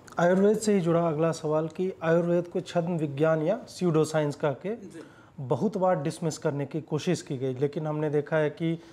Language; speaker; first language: Hindi; native; Hindi